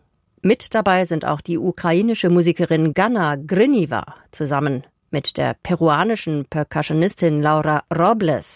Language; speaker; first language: German; native; German